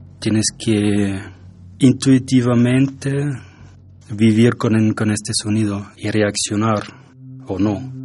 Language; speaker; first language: Spanish; non-native, fluent; German